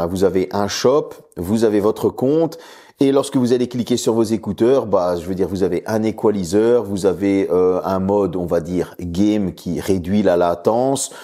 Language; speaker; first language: French; native; French